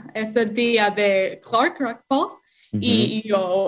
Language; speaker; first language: Spanish; non-native, learner; English